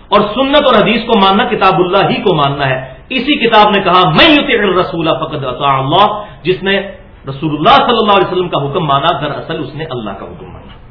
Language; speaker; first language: Urdu; non-native, local second language; Punjabi